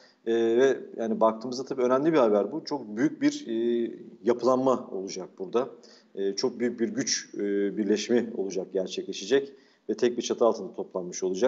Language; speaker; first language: Turkish; native; Turkish